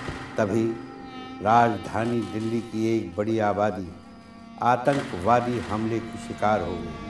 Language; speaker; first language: Hindi; native; Hindi